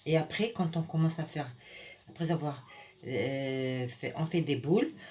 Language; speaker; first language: French; non-native, local second language; Arabic